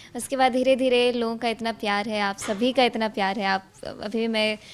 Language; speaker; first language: Hindi; native; Hindi